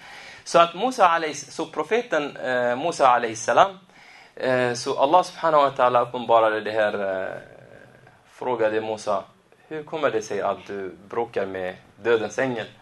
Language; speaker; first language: Swedish; non-native, fluent; Arabic